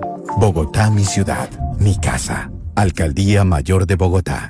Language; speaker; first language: Spanish; native; Spanish